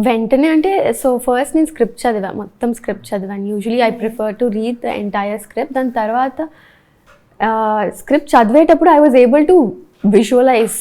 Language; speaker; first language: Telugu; early bilingual, heritage; Telugu